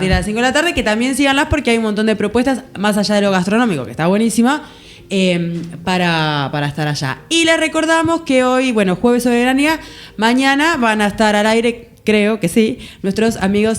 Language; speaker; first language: Spanish; native; Spanish